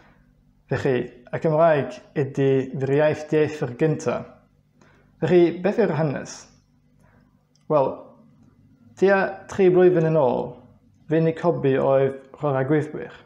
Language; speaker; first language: Welsh; non-native, learner; German